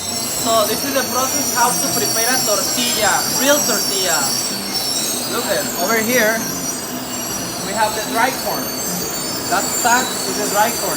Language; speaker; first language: English; non-native, fluent; Spanish